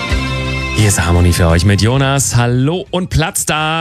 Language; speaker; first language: German; native; German